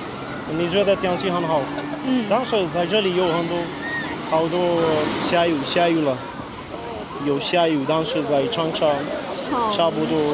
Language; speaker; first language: Chinese; non-native, learner; Central Kurdish